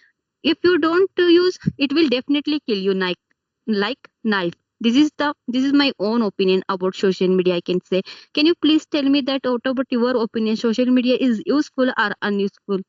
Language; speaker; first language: English; non-native, learner; Kannada